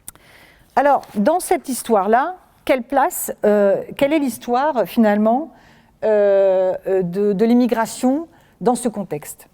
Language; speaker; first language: French; native; French